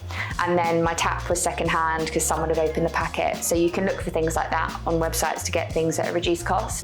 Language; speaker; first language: English; native; English